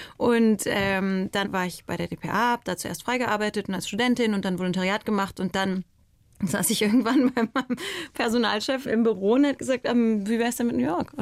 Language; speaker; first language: German; native; German